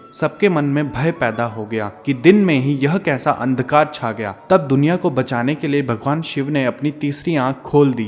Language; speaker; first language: Hindi; native; Hindi